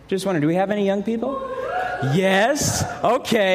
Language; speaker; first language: English; native; English